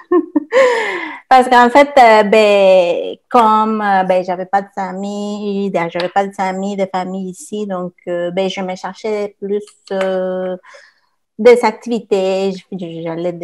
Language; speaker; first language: French; non-native, fluent; Spanish